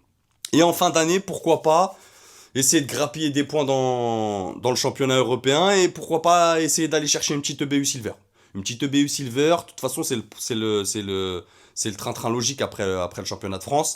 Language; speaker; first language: French; native; French